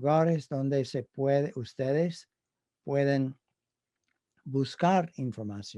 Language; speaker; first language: Spanish; non-native, fluent; English